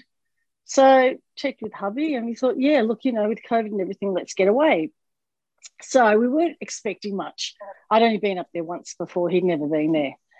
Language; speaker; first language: English; native; English